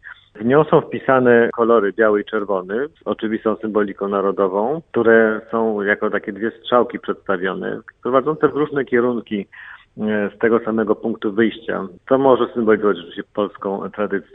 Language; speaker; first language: Polish; native; Polish